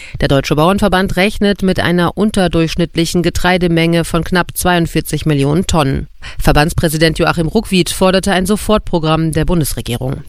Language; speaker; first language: German; native; German